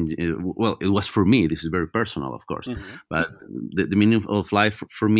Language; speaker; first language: English; non-native, fluent; Spanish